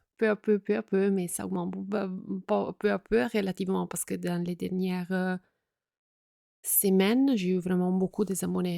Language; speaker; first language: French; non-native, fluent; Italian